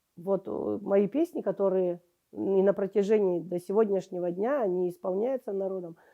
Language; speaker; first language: Russian; non-native, local second language; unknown